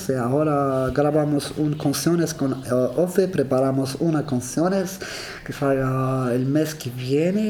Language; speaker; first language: Spanish; non-native, learner; Arabic